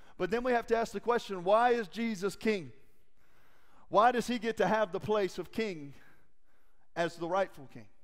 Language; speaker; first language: English; native; English